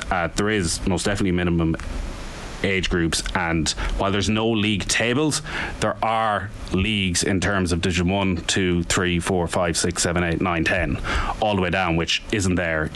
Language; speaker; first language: English; native; English